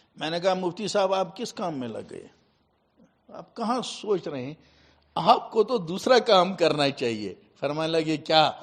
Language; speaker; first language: Urdu; non-native, local second language; Kashmiri